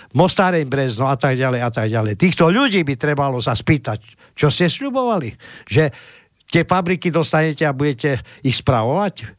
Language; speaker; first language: Slovak; native; Slovak